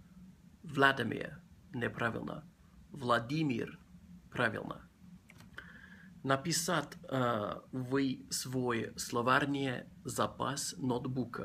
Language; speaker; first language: Russian; non-native, learner; English